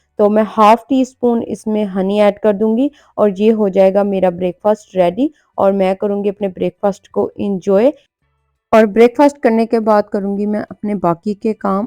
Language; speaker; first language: Urdu; non-native, local second language; Punjabi